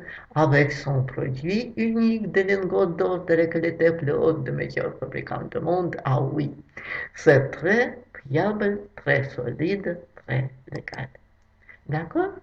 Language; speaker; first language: French; non-native, fluent; Russian